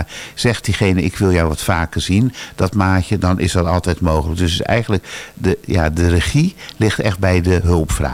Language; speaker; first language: Dutch; native; Dutch